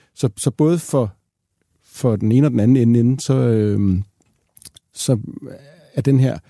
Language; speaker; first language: Danish; native; Danish